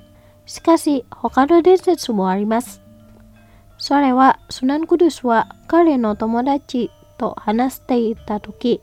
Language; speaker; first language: Japanese; non-native, fluent; Indonesian